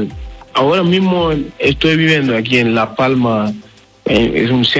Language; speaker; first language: Spanish; non-native, learner; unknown